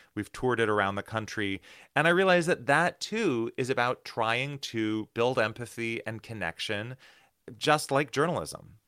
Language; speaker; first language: English; native; English